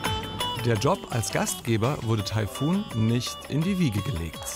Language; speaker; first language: German; native; German